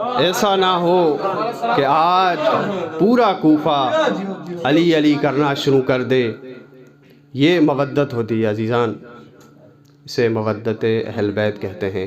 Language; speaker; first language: Urdu; non-native, local second language; Sindhi